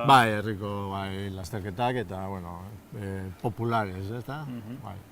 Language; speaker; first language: Basque; non-native, local second language; Spanish